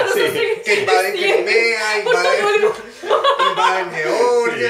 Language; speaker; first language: Spanish; native; Spanish